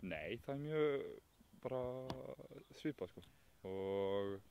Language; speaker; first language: Icelandic; non-native, learner; Swedish